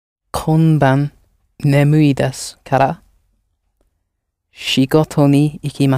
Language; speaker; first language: Japanese; non-native, learner; English